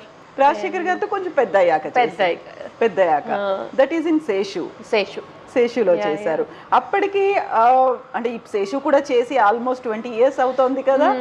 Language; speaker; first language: Telugu; native; Telugu